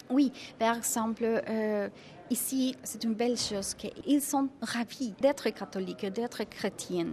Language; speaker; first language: French; non-native, fluent; Spanish